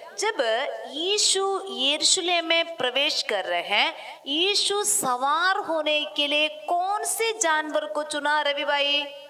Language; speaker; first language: Hindi; non-native, local second language; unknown